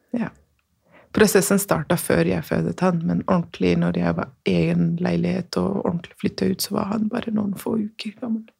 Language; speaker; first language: Norwegian; non-native, fluent; Persian